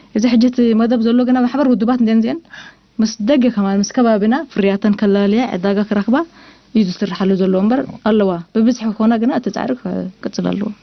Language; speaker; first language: Tigrinya; non-native, local second language; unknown